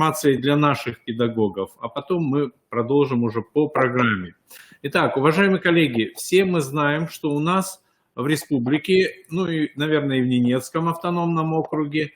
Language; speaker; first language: Russian; native; Russian